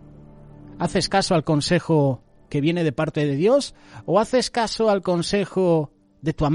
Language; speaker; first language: Spanish; native; Spanish